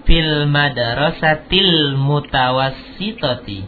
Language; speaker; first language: Arabic; non-native, fluent; Indonesian